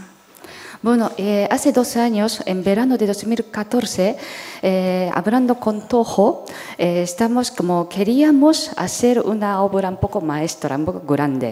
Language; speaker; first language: Spanish; non-native, fluent; Japanese